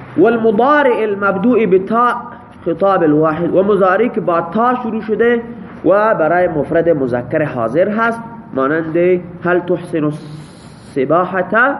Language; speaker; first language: Persian; non-native, local second language; Baluchi